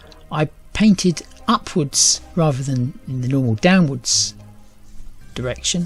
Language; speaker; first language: English; native; English